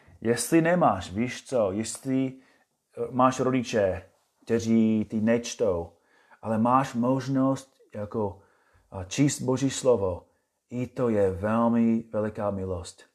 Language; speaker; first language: Czech; non-native, fluent; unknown